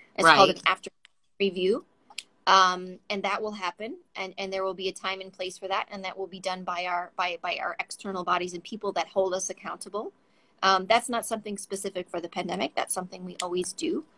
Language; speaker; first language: English; native; English